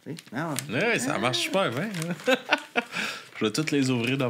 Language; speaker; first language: French; native; French